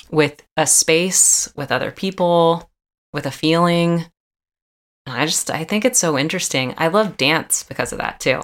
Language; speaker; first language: English; native; English